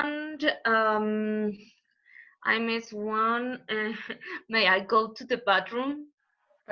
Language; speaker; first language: English; non-native, learner; Spanish